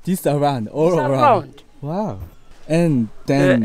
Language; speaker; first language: English; non-native, learner; Korean